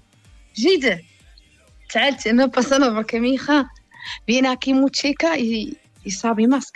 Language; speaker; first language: Spanish; non-native, learner; Arabic